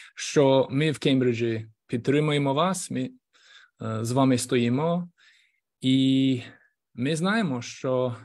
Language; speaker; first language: Ukrainian; non-native, fluent; English